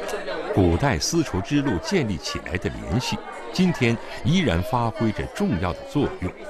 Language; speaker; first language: Chinese; native; Chinese